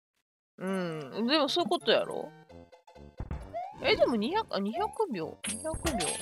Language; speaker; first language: Japanese; native; Japanese